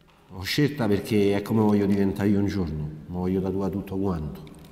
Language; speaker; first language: Italian; native; Italian